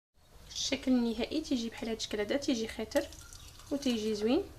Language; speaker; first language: Arabic; native; Arabic